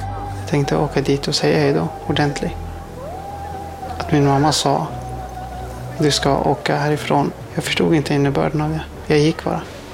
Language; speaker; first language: Swedish; non-native, fluent; Persian